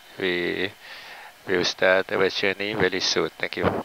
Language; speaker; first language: English; non-native, fluent; Thai